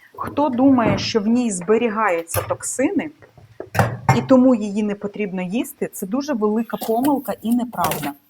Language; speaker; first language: Ukrainian; non-native, local second language; Russian